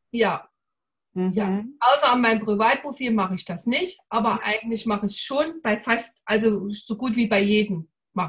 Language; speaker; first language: German; native; German